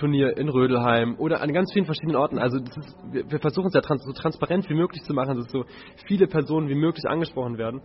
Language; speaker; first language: German; native; German